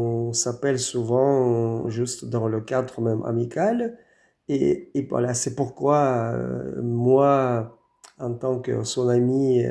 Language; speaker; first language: French; non-native, fluent; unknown